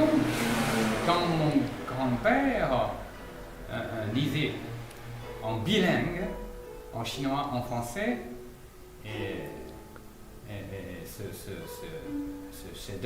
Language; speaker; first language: French; non-native, fluent; Chinese